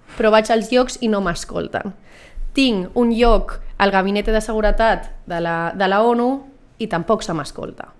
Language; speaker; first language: Catalan; native; Catalan